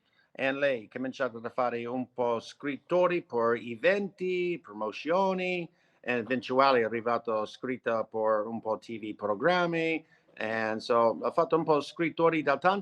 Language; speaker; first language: Italian; non-native, learner; English